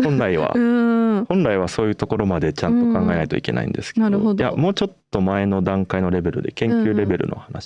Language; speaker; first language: Japanese; native; Japanese